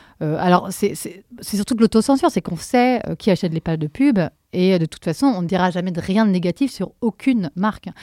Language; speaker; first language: French; native; French